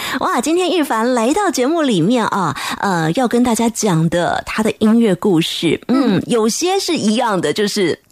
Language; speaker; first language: Chinese; native; Chinese